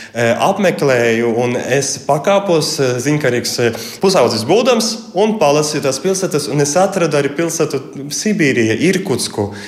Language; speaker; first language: Latvian; early bilingual, heritage; Russian